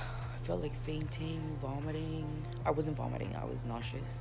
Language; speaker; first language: English; native; English